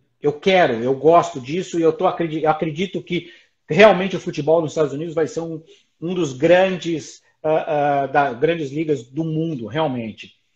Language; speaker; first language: Portuguese; native; Portuguese